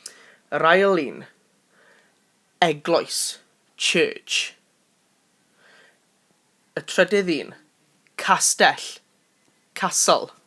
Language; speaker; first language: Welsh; non-native, local second language; English